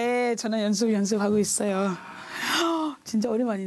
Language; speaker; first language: Korean; non-native, learner; French